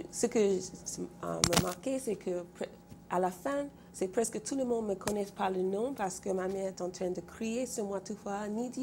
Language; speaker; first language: French; non-native, fluent; English